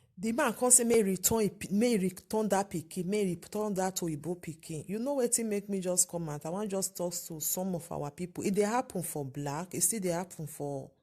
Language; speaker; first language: Nigerian Pidgin; native; Nigerian Pidgin